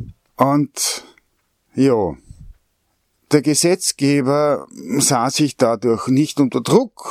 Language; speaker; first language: German; native; German